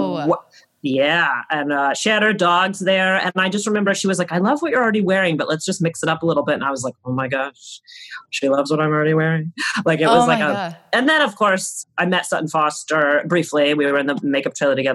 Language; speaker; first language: English; native; English